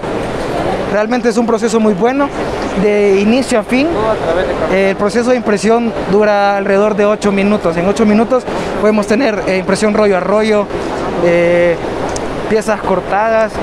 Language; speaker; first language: Spanish; native; Spanish